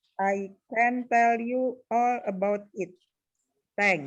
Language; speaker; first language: English; non-native, learner; Indonesian